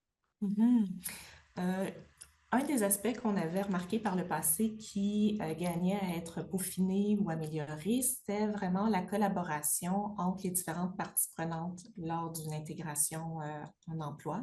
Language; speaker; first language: French; native; French